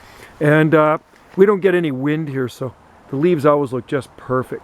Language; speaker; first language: English; native; English